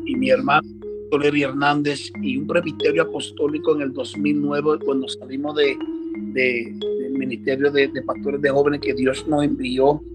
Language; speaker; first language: Spanish; early bilingual, heritage; Spanish